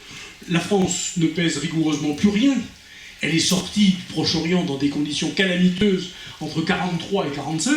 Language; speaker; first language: French; native; French